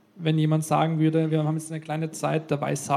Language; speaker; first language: German; native; German